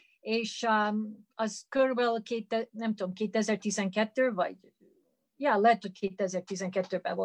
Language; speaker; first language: Hungarian; early bilingual, heritage; Hungarian